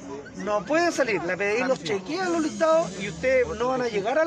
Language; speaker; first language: Spanish; native; Spanish